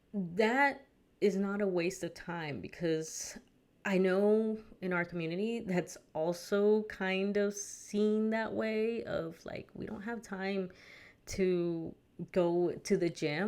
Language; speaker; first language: English; early bilingual, other home language; Spanish